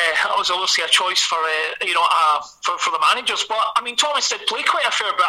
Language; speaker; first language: English; native; English